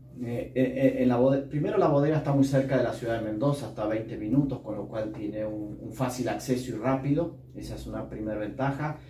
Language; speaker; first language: Spanish; native; Spanish